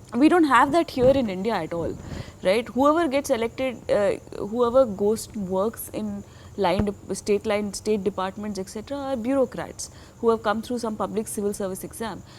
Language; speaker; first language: English; non-native, local second language; Tamil